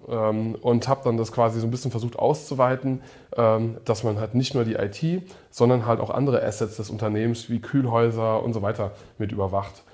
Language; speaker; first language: German; early bilingual, other home language; English